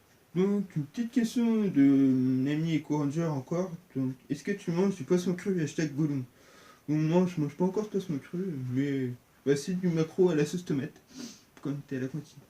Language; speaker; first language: French; native; French